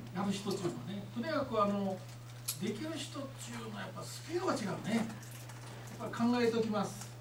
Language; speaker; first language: Japanese; native; Japanese